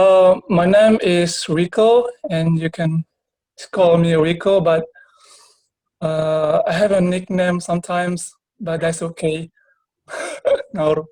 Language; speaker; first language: English; non-native, learner; Indonesian